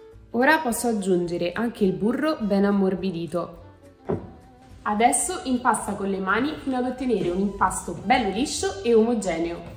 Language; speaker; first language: Italian; native; Italian